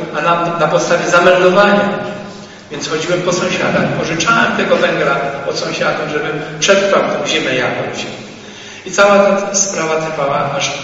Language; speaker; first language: Polish; native; Polish